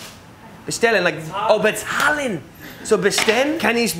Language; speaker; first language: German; non-native, learner; English